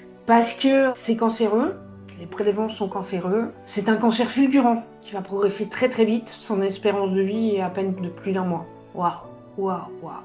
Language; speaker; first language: French; native; French